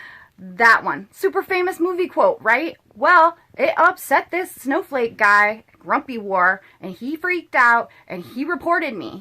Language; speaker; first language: English; native; English